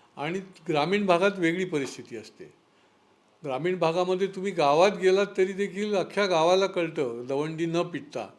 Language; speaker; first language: Marathi; native; Marathi